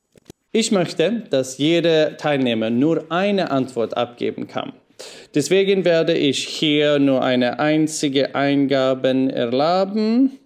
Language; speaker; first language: German; non-native, fluent; Swedish